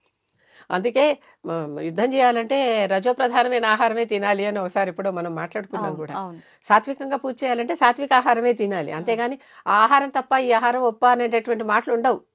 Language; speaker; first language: Telugu; native; Telugu